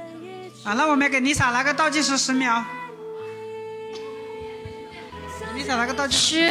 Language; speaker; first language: Chinese; native; Chinese